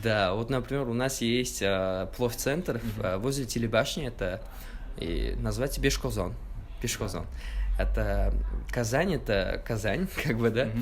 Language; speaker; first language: Russian; non-native, local second language; Uzbek